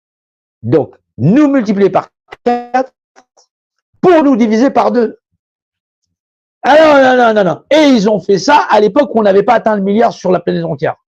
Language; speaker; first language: French; native; French